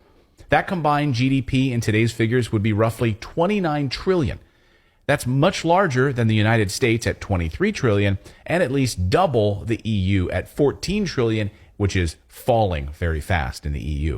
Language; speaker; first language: English; native; English